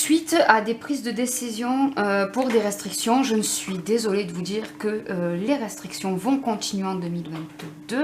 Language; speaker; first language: French; native; French